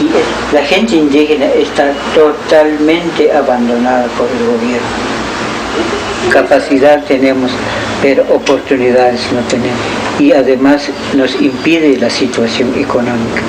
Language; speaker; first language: Spanish; non-native, local second language; Kʼicheʼ